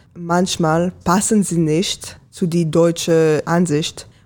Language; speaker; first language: German; non-native, fluent; Hebrew